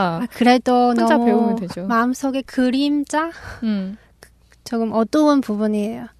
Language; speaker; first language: Korean; non-native, learner; Chinese